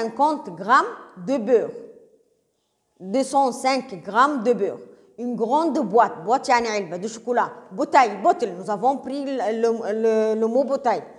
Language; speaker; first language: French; non-native, local second language; Arabic